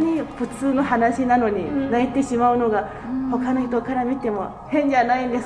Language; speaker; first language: Japanese; non-native, fluent; Chinese